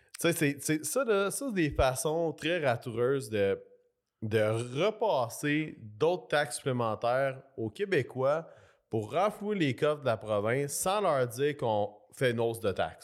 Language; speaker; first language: French; native; French